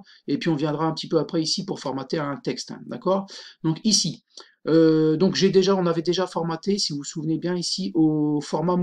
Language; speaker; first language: French; native; French